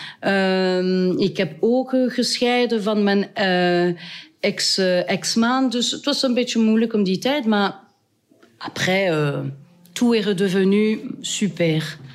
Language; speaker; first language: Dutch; non-native, local second language; French